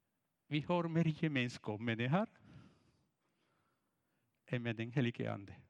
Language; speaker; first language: Swedish; non-native, fluent; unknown